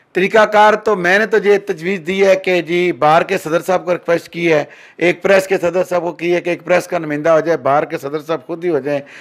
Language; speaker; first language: Urdu; non-native, local second language; Pahari-Potwari